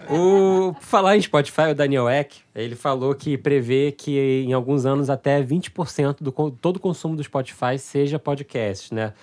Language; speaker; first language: Portuguese; native; Portuguese